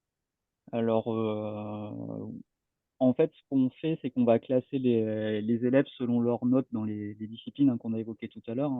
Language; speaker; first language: French; native; French